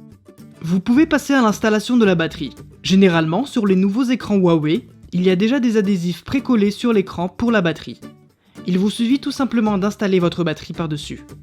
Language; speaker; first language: French; native; French